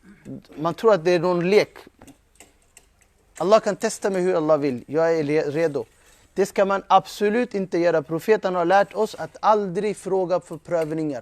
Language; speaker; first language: Swedish; non-native, fluent; Urdu